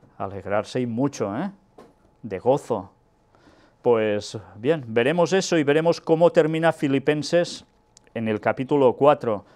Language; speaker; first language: Spanish; non-native, local second language; Catalan